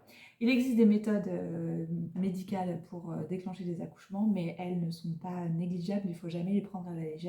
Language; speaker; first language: French; native; French